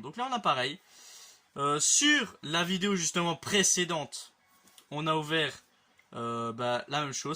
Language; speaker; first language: French; native; French